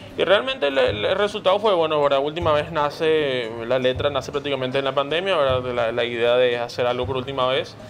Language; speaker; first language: Spanish; early bilingual, other home language; Portuguese